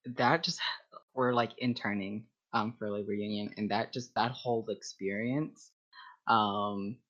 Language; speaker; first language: English; native; English